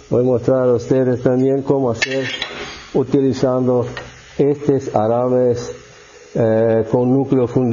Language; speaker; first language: Spanish; non-native, fluent; Portuguese